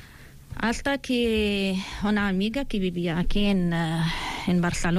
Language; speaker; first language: Spanish; non-native, learner; Arabic